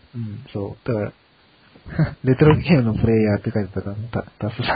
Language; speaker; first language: Japanese; native; Japanese